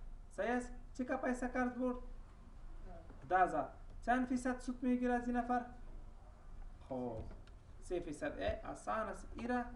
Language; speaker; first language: Persian; non-native, local second language; Pashto